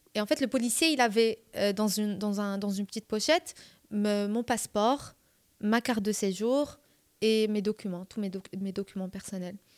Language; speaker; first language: French; non-native, local second language; Arabic